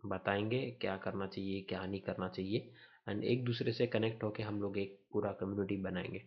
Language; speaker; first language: Hindi; non-native, local second language; Marathi